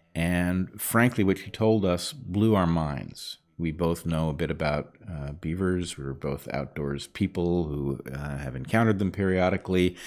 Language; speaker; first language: English; native; English